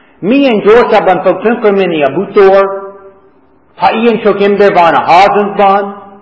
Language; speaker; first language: Hungarian; non-native, fluent; English